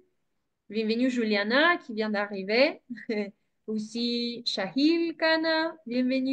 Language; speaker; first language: French; non-native, fluent; Spanish